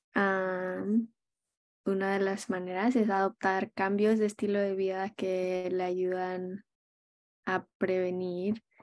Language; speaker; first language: Spanish; early bilingual, heritage; Spanish